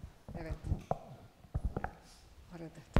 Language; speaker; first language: Turkish; non-native, fluent; Greek